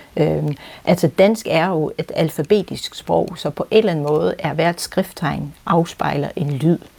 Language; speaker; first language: Danish; native; Danish